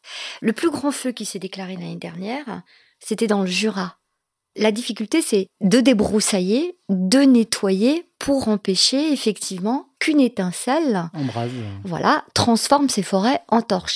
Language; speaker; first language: French; native; French